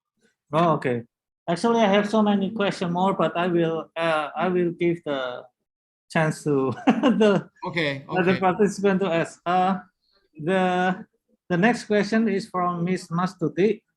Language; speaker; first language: English; non-native, learner; Indonesian